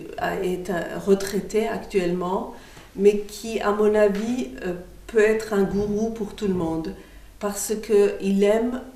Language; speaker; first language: French; non-native, fluent; Persian